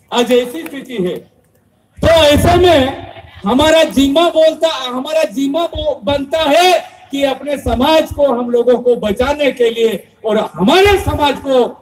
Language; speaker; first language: Hindi; non-native, local second language; Bhili